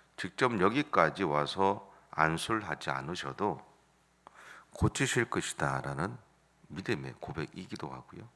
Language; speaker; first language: Korean; native; Korean